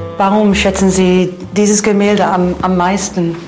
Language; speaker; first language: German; non-native, learner; Dutch